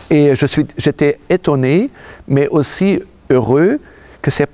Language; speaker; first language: French; non-native, fluent; German